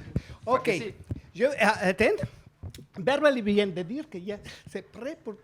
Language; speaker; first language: French; non-native, learner; Spanish